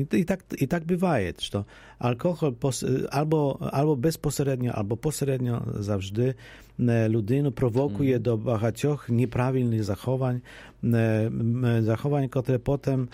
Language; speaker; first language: Polish; non-native, local second language; Ukrainian